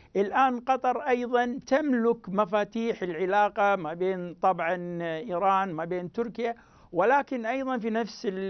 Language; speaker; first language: Arabic; native; Arabic